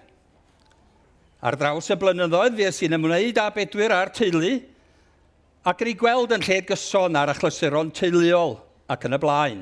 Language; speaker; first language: Welsh; native; Welsh